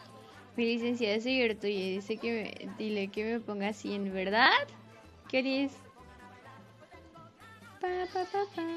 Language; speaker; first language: Spanish; native; Spanish